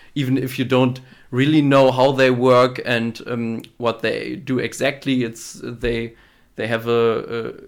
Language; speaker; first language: English; non-native, fluent; German